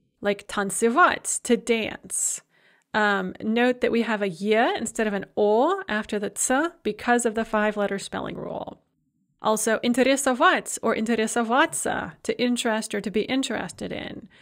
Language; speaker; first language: English; native; English